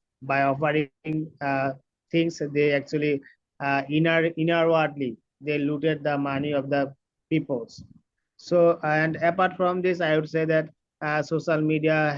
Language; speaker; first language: English; non-native, learner; Bangla